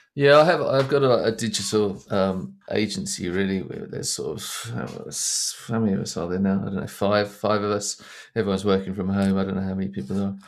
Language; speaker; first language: English; native; English